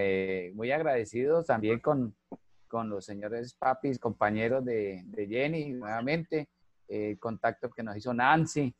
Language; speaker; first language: Spanish; native; Spanish